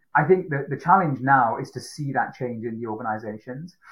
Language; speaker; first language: English; native; English